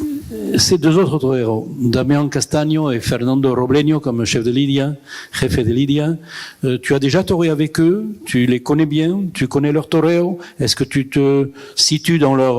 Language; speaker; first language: French; native; French